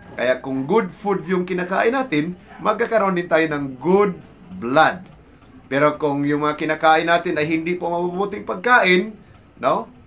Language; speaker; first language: Filipino; non-native, local second language; Cebuano